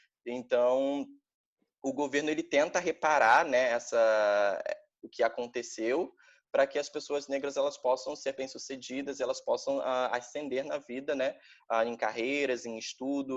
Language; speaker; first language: Portuguese; native; Portuguese